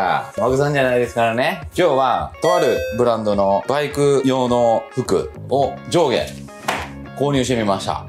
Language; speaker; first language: Japanese; native; Japanese